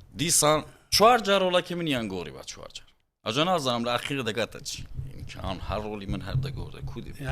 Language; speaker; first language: Central Kurdish; non-native, local second language; Kurdish